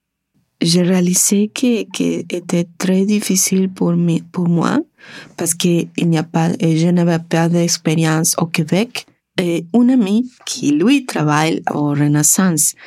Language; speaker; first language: French; non-native, learner; Spanish